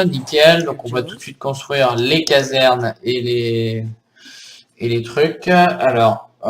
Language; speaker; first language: French; native; French